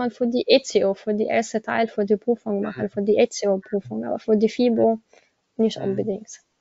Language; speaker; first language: German; non-native, learner; Arabic